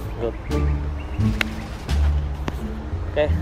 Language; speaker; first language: English; non-native, learner; Indonesian